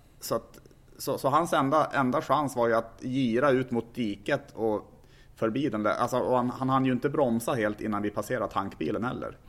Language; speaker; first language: Swedish; native; Swedish